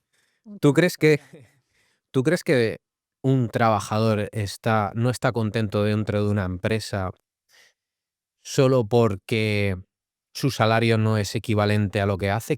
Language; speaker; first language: Spanish; native; Spanish